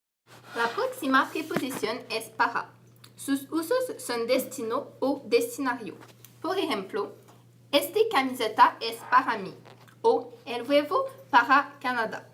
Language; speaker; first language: Spanish; non-native, learner; French